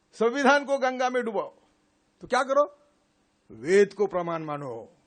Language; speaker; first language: Hindi; non-native, local second language; Marathi